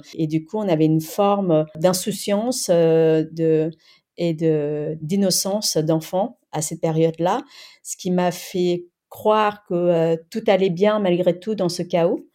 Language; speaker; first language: French; early bilingual, other home language; Khmer